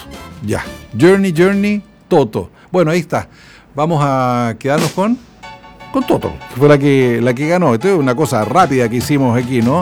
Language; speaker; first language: Spanish; native; Spanish